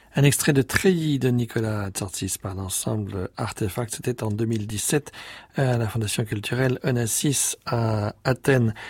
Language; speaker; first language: French; native; French